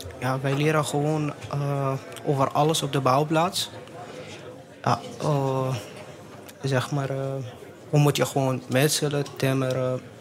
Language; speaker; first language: Dutch; non-native, learner; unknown